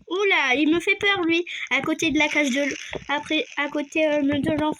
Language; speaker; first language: French; native; French